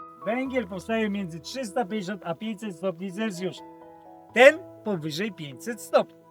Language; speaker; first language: Polish; native; Polish